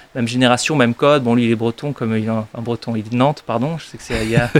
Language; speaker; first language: French; native; French